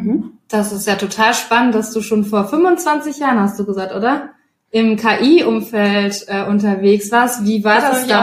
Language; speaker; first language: German; native; German